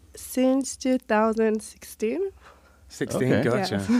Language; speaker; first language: English; non-native, fluent; Hebrew